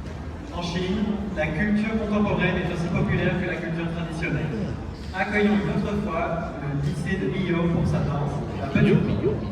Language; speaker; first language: French; non-native, fluent; Chinese